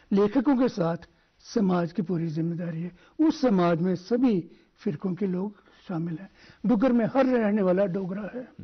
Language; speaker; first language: Hindi; non-native, local second language; Dogri